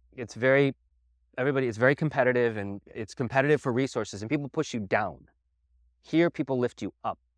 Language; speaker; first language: English; native; English